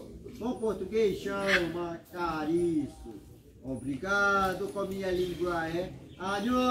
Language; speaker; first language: Portuguese; non-native, local second language; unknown